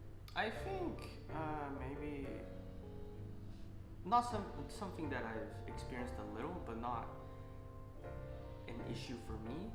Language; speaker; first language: English; non-native, fluent; Portuguese